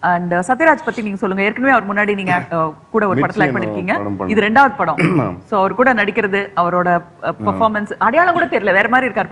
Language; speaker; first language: Tamil; native; Tamil